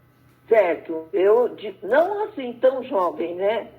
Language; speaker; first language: Portuguese; early bilingual, other home language; Arabic